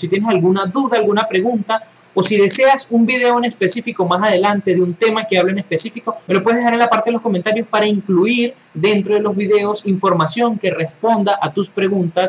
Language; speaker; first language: Spanish; native; Spanish